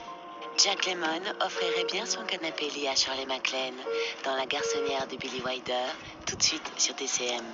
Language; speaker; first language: French; native; French